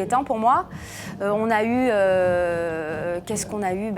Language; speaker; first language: French; native; French